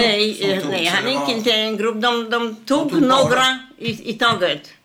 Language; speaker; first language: Swedish; non-native, fluent; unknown